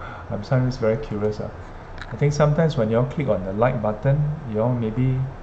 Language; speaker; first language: English; non-native, local second language; Chinese